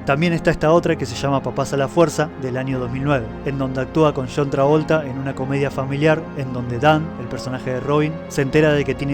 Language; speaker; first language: Spanish; native; Spanish